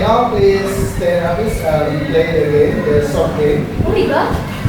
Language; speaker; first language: English; non-native, learner; Indonesian